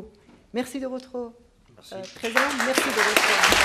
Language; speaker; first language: French; non-native, fluent; Persian